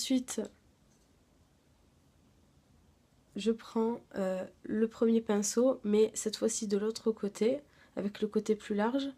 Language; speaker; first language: French; native; French